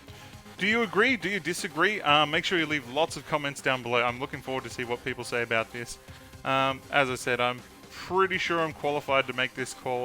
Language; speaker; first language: English; native; English